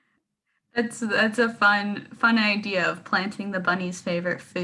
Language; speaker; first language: English; native; English